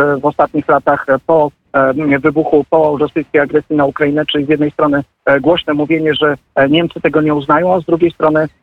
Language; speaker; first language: Polish; native; Polish